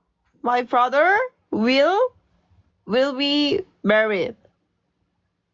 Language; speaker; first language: English; non-native, learner; Korean